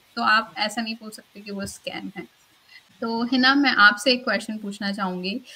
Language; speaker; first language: Hindi; native; Hindi